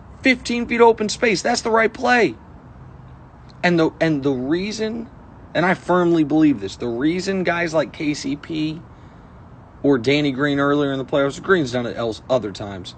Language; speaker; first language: English; native; English